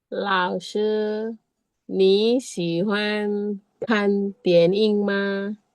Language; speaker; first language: Chinese; non-native, learner; Indonesian